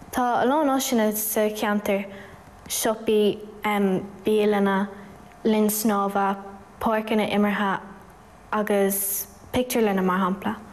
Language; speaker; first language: Irish; non-native, local second language; English